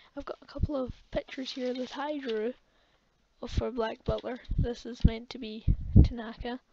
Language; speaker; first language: English; native; English